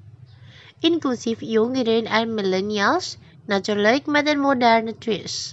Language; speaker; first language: Dutch; non-native, fluent; Indonesian